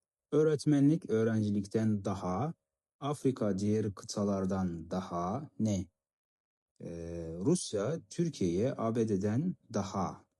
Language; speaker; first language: Turkish; non-native, fluent; Kazakh